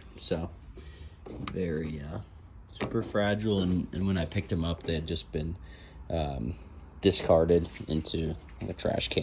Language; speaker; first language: English; native; English